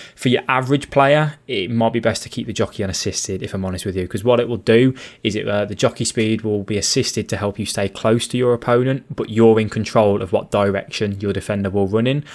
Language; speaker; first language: English; native; English